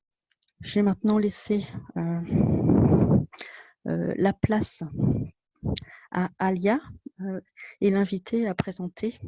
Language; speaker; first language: French; native; French